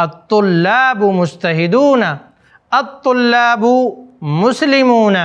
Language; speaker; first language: Arabic; non-native, fluent; Urdu